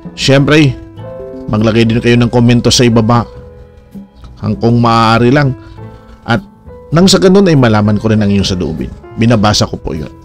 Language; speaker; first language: Filipino; native; Filipino